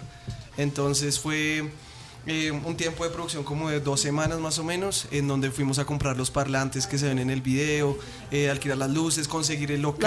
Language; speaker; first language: Spanish; native; Spanish